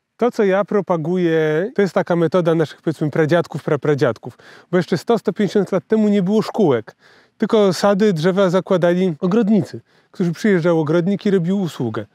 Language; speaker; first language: Polish; native; Polish